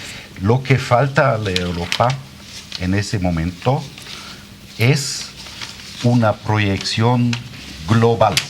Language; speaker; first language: Spanish; non-native, fluent; German